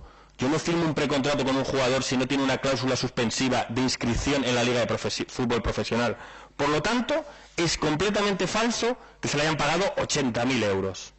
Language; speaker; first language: Spanish; native; Spanish